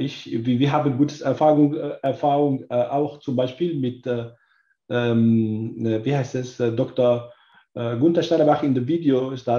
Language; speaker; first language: German; non-native, learner; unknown